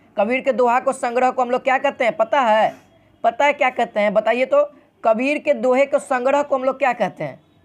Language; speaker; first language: Hindi; native; Hindi